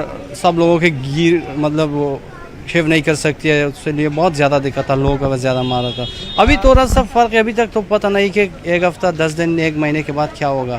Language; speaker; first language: Hindi; non-native, learner; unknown